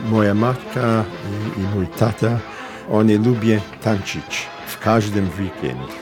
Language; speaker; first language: Polish; non-native, learner; English